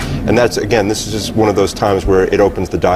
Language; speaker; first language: English; native; English